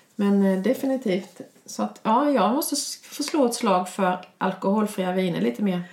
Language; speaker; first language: Swedish; native; Swedish